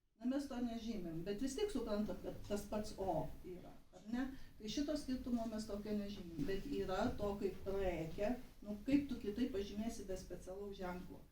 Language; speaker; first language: Lithuanian; native; Lithuanian